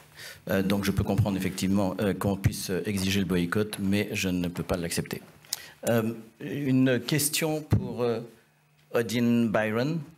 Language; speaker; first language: French; native; French